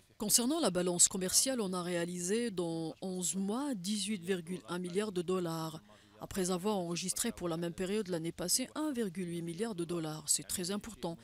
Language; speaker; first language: French; non-native, local second language; Arabic